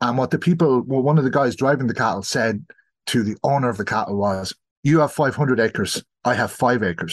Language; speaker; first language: English; native; English